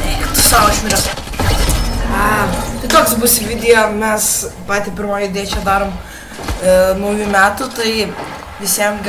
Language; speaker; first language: Lithuanian; early bilingual, heritage; Lithuanian